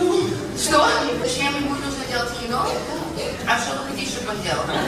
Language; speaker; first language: Russian; early bilingual, heritage; Russian